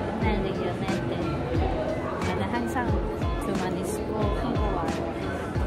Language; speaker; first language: Korean; non-native, learner; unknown